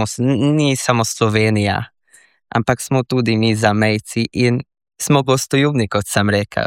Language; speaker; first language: Slovenian; early bilingual, heritage; Slovenian